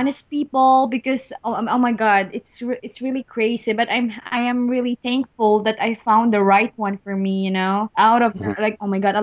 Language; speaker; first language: English; non-native, local second language; Cebuano